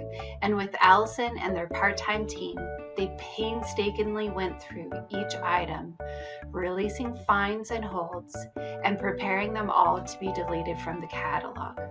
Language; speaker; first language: English; native; English